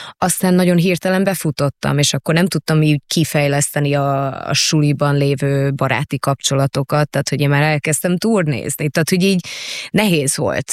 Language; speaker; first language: Hungarian; early bilingual, heritage; Hungarian